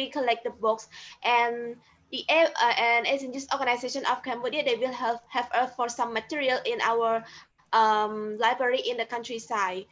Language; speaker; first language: English; non-native, learner; Khmer